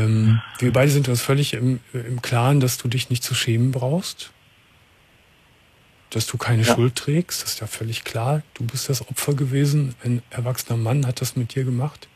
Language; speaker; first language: German; native; German